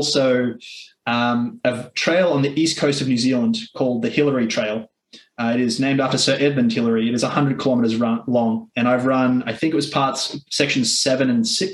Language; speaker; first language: English; native; English